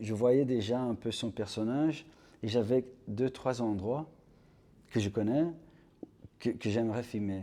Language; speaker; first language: French; non-native, local second language; Dutch